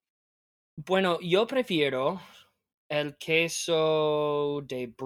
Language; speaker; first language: Spanish; non-native, fluent; English